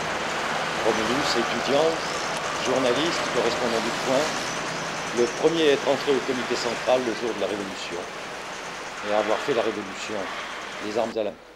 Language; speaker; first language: French; native; French